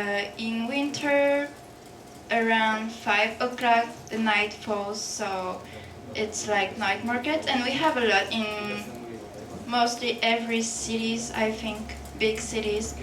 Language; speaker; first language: English; non-native, fluent; French